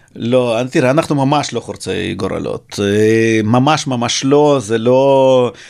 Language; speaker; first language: Hebrew; early bilingual, other home language; Russian